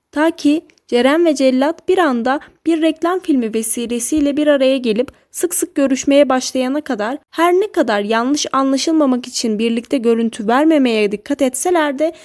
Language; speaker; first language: Turkish; native; Turkish